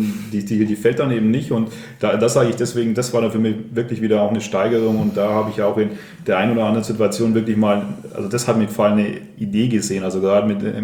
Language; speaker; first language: German; native; German